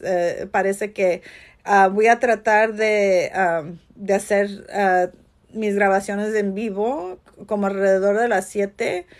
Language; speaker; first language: Spanish; early bilingual, heritage; Spanish